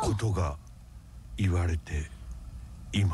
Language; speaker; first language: Japanese; native; Japanese